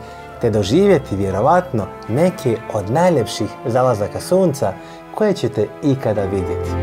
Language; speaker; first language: Croatian; native; Croatian